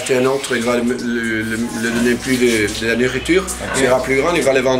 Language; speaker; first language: French; non-native, learner; Spanish